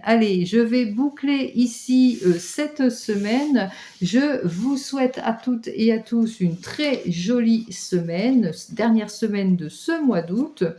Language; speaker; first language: French; native; French